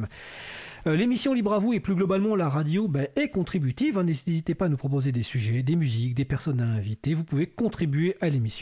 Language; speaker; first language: French; native; French